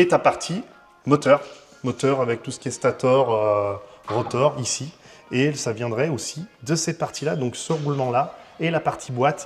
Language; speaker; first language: French; native; French